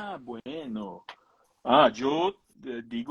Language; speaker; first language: Spanish; non-native, fluent; Portuguese